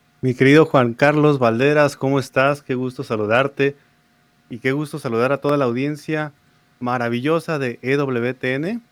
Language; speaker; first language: Spanish; native; Spanish